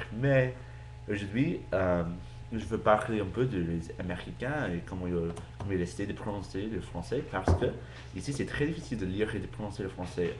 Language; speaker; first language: French; non-native, fluent; English